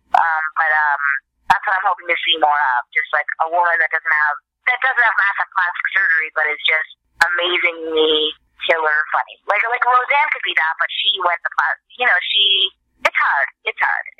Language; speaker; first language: English; native; English